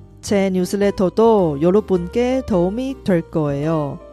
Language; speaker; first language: Korean; non-native, fluent; Chinese